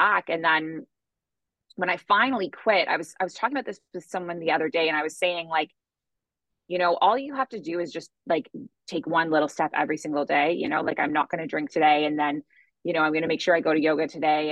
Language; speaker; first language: English; native; English